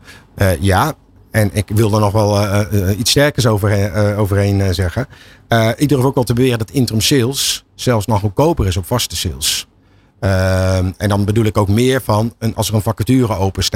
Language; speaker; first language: Dutch; native; Dutch